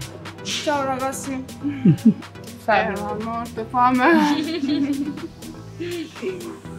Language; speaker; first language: Italian; non-native, learner; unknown